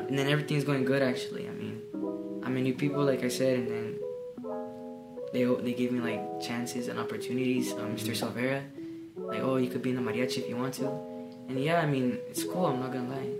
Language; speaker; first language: English; native; English